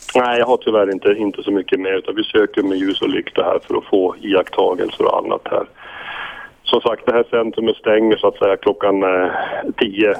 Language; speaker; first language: Swedish; native; Swedish